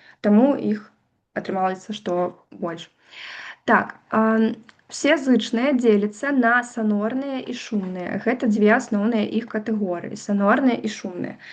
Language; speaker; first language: Belarusian; native; Belarusian